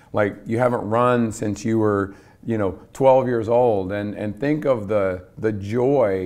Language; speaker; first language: English; native; English